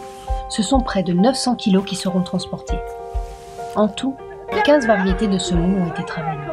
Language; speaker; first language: French; native; French